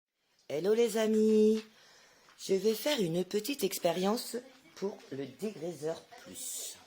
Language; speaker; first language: French; native; French